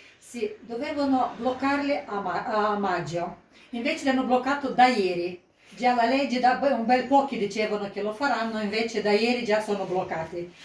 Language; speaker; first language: Italian; non-native, fluent; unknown